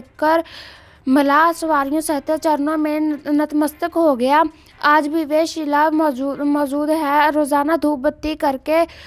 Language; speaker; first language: Hindi; non-native, local second language; Punjabi